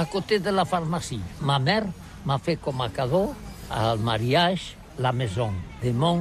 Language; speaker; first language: French; non-native, learner; Catalan